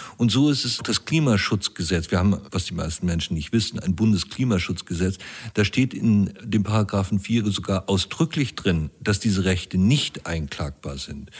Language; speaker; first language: German; native; German